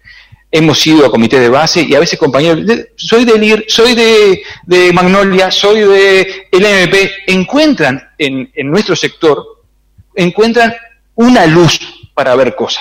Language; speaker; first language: Spanish; native; Spanish